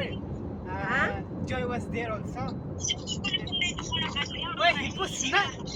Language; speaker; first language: English; non-native, learner; Hiligaynon